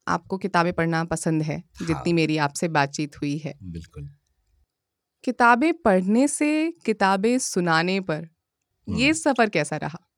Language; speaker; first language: Hindi; native; Hindi